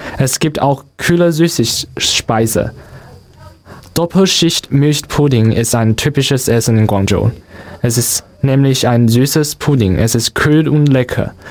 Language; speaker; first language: German; non-native, learner; Chinese